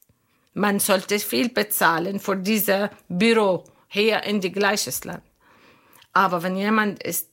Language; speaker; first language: German; non-native, fluent; Arabic